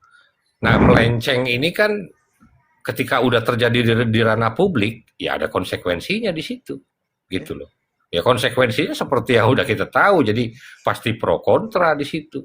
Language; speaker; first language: Indonesian; native; Indonesian